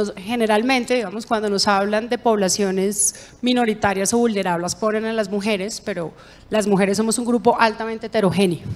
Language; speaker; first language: Spanish; native; Spanish